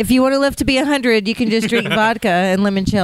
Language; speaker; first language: English; native; English